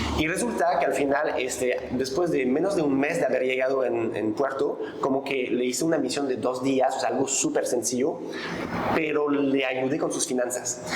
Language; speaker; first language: Spanish; non-native, fluent; French